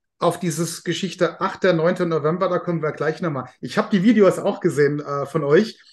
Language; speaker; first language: German; native; German